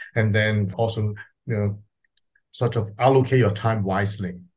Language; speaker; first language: English; non-native, local second language; Cantonese